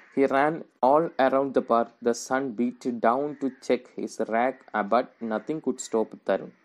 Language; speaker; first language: English; non-native, local second language; Malayalam